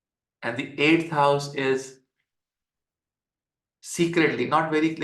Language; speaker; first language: English; non-native, local second language; Hindi